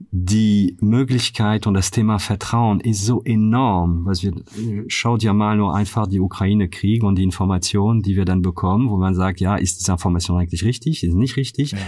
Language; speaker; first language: German; non-native, fluent; French